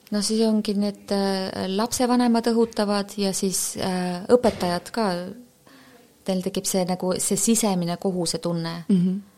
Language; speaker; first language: Estonian; native; Estonian